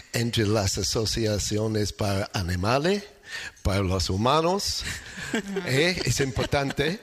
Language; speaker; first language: Spanish; non-native, learner; English